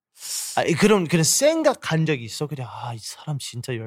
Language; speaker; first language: Korean; early bilingual, heritage; Korean